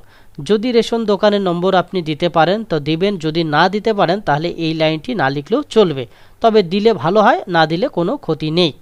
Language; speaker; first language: Bangla; native; Bangla